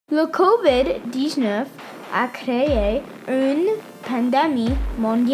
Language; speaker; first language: French; non-native, learner; English